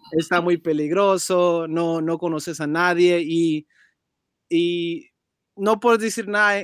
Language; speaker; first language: Spanish; early bilingual, heritage; Spanish